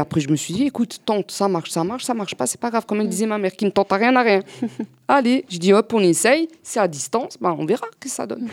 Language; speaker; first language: French; native; French